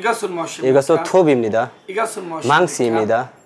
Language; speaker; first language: Korean; non-native, fluent; Bangla